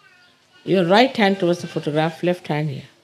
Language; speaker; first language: English; non-native, local second language; Marathi